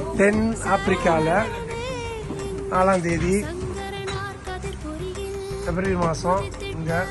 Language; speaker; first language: Tamil; early bilingual, heritage; Tamil